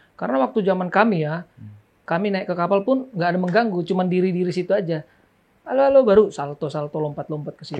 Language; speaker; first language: Indonesian; native; Indonesian